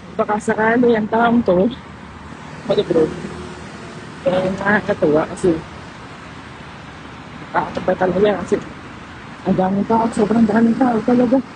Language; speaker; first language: Filipino; native; Filipino